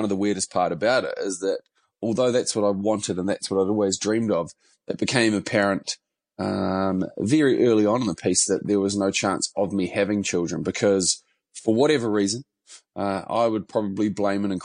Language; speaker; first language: English; native; English